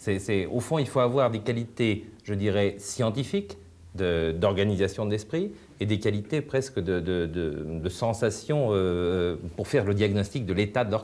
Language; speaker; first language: French; native; French